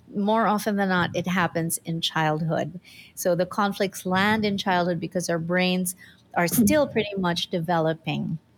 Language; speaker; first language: English; non-native, local second language; Filipino